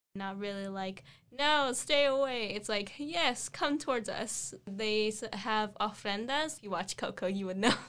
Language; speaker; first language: English; native; English